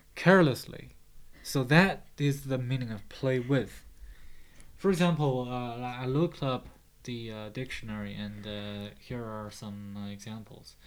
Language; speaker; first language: English; non-native, fluent; Chinese